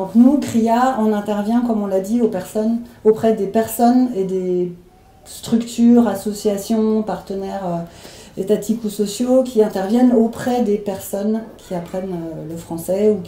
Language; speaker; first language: French; native; French